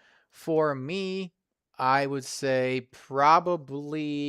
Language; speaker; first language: English; non-native, fluent; Serbian